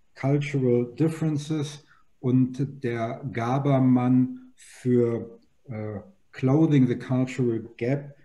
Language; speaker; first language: German; native; German